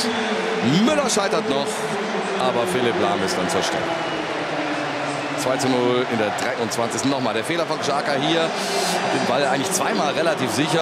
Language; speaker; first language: German; native; German